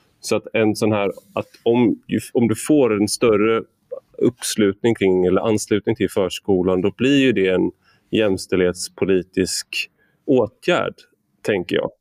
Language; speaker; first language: Swedish; native; Swedish